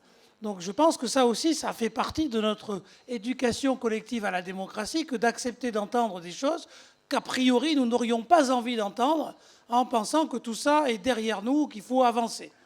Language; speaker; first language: French; native; French